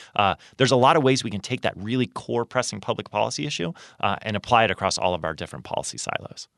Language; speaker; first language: English; native; English